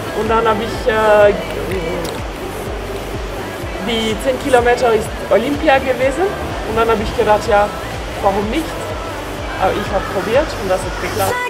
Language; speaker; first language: German; non-native, local second language; French